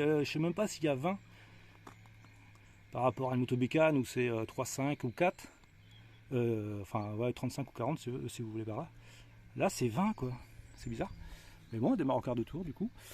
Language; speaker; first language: French; native; French